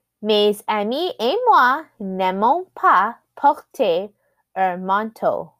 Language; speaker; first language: French; non-native, fluent; English